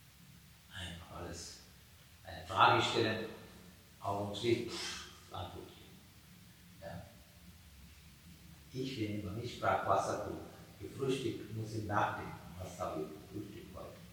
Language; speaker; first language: German; non-native, fluent; Sinhala